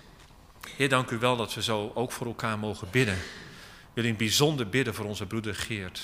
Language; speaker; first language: Dutch; native; Dutch